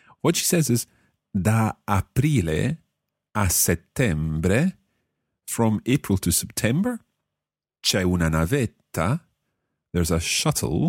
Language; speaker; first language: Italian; non-native, fluent; English